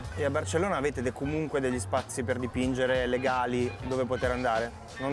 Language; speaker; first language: Italian; native; Italian